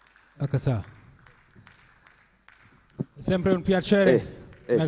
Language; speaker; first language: Italian; non-native, learner; Wolof